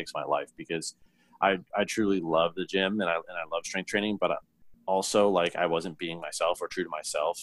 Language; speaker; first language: English; native; English